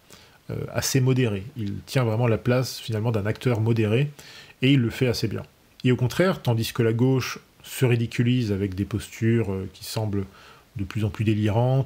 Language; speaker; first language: French; native; French